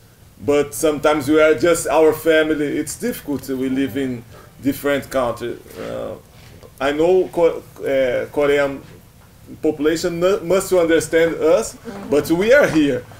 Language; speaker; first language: English; non-native, learner; Portuguese